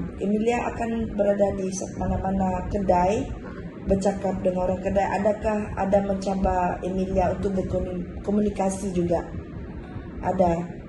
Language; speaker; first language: Malay; non-native, local second language; Chinese